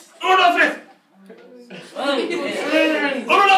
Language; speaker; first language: Spanish; non-native, fluent; English